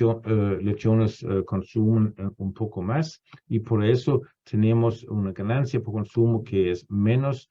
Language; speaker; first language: Spanish; non-native, fluent; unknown